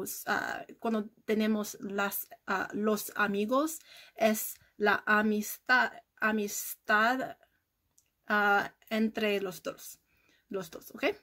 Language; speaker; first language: Spanish; non-native, learner; English